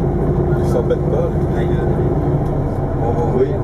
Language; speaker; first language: French; non-native, fluent; Vietnamese